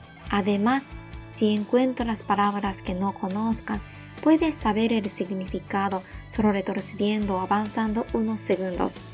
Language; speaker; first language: Spanish; non-native, fluent; Japanese